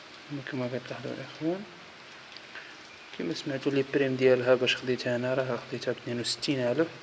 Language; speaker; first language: Arabic; native; Arabic